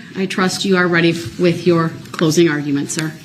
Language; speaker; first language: English; native; English